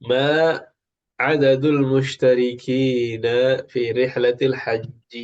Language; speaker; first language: Arabic; non-native, fluent; Indonesian